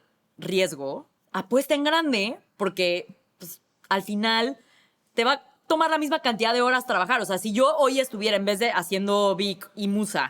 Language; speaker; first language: Spanish; native; Spanish